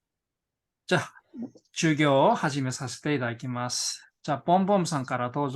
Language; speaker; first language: Japanese; non-native, fluent; Korean